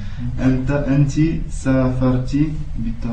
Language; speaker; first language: Arabic; non-native, learner; French